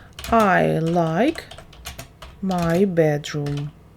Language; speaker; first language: English; non-native, fluent; Ukrainian